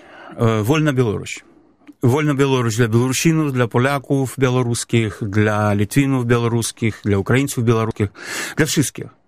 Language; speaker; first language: Polish; non-native, fluent; Belarusian